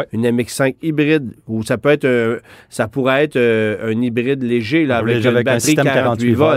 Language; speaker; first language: French; native; French